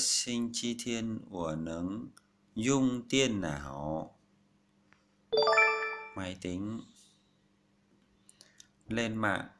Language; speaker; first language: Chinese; non-native, fluent; Vietnamese